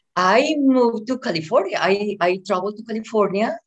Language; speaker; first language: English; non-native, fluent; Spanish